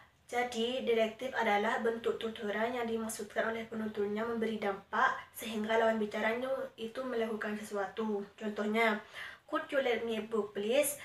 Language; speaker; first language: English; non-native, learner; Indonesian